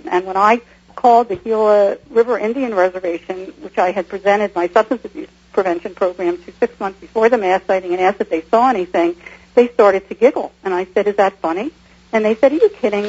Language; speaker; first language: English; native; English